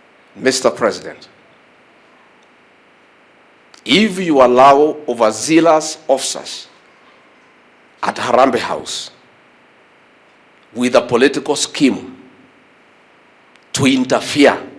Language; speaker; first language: English; non-native, local second language; Kikuyu